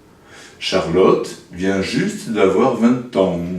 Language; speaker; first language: French; native; French